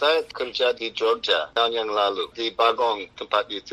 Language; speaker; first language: Indonesian; non-native, fluent; English